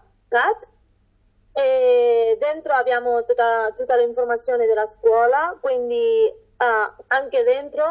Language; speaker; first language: Italian; non-native, fluent; Catalan